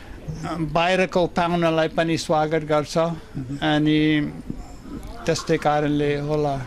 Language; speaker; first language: Nepali; non-native, fluent; German